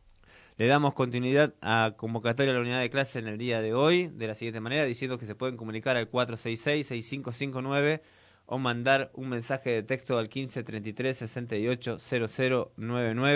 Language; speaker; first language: Spanish; native; Spanish